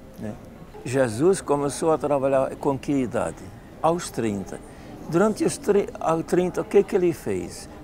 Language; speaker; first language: Portuguese; non-native, fluent; Dutch